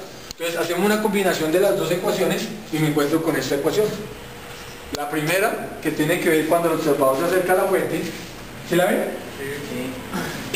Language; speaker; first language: Spanish; native; Spanish